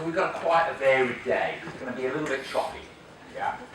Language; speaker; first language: English; native; English